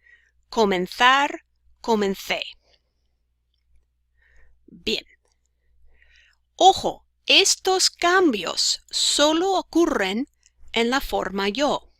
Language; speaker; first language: Spanish; non-native, fluent; English